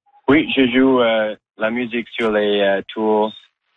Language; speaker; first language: French; non-native, learner; English